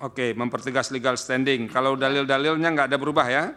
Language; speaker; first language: Indonesian; native; Indonesian